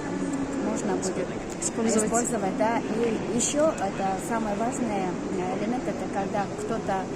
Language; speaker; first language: Russian; non-native, local second language; Kyrgyz